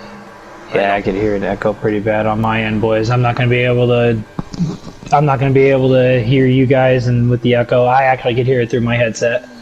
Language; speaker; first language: English; native; English